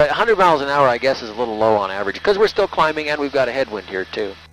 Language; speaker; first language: English; native; English